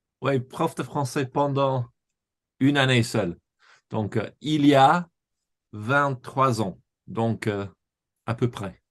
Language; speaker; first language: French; non-native, fluent; English